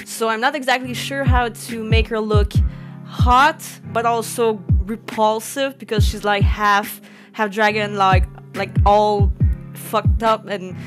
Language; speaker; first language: English; non-native, fluent; French